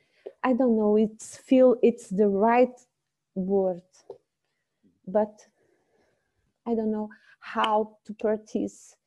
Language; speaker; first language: English; non-native, learner; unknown